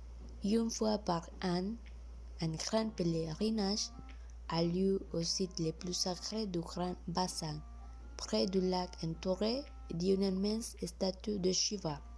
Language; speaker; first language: French; non-native, learner; Spanish